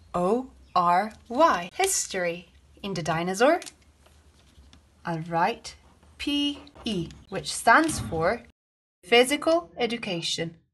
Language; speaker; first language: English; non-native, fluent; Italian